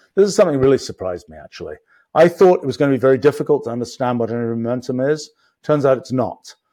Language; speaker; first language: English; native; English